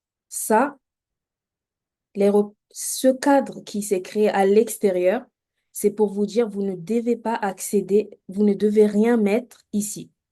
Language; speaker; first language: French; native; French